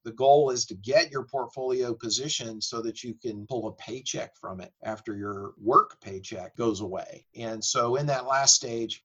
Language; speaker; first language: English; native; English